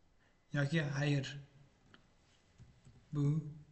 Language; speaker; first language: Turkish; non-native, fluent; Uzbek